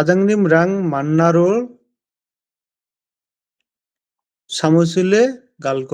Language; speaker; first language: Korean; non-native, learner; Bangla